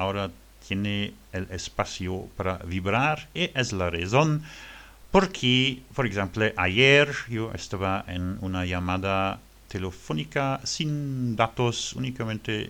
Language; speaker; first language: Spanish; non-native, learner; French